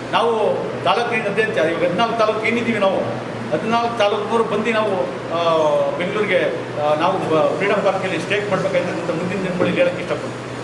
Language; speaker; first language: Kannada; native; Kannada